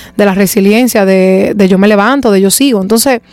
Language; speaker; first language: Spanish; native; Spanish